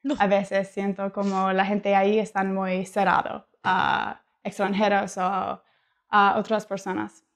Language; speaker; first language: Spanish; non-native, learner; English